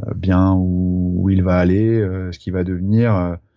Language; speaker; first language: French; native; French